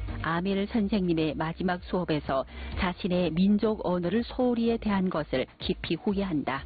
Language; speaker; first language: Korean; native; Korean